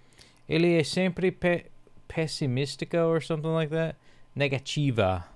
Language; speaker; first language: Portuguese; non-native, learner; English